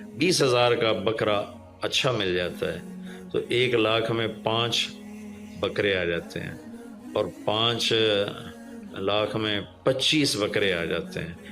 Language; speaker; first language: Urdu; non-native, local second language; Punjabi